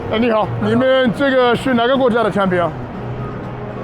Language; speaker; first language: Chinese; non-native, fluent; English